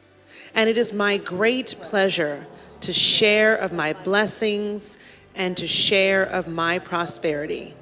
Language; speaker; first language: English; native; English